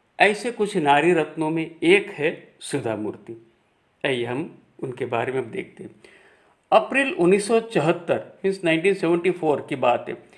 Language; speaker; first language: Hindi; non-native, local second language; Gujarati